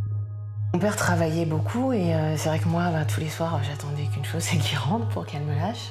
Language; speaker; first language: French; native; French